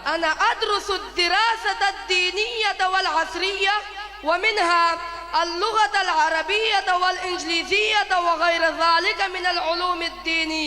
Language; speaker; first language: Arabic; non-native, learner; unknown